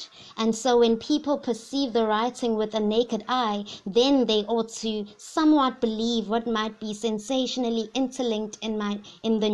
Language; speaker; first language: English; non-native, local second language; Zulu